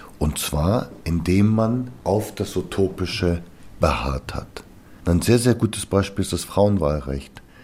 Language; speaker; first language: German; early bilingual, other home language; Bulgarian